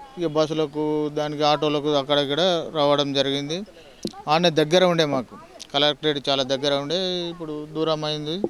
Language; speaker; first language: Telugu; native; Telugu